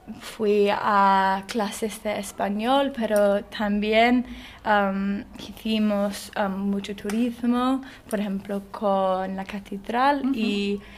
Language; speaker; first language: Spanish; non-native, learner; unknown